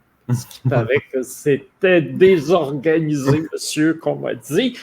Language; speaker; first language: French; native; French